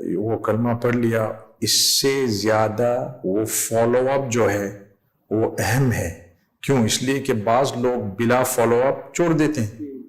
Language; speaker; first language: Urdu; non-native, fluent; English